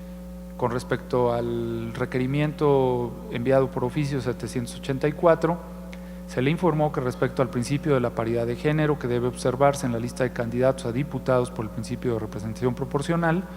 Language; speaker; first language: Spanish; native; Spanish